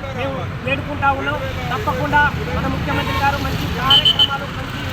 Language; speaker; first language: Telugu; non-native, local second language; Lambadi